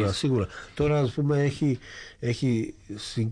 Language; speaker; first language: Greek; non-native, fluent; Slovak